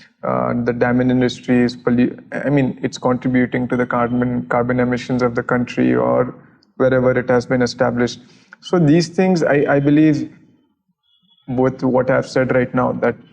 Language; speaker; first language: English; non-native, local second language; Gujarati